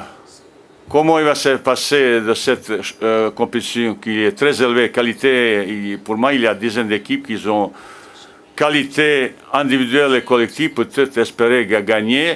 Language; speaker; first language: French; non-native, fluent; Bosnian